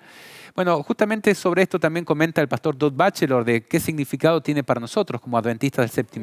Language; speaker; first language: Spanish; native; Spanish